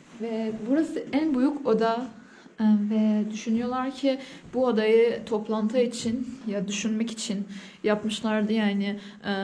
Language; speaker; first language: Turkish; non-native, learner; Persian